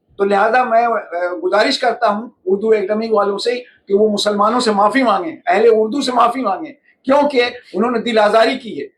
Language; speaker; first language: Urdu; native; Urdu